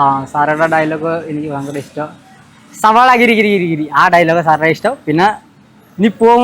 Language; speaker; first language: Malayalam; non-native, local second language; Odia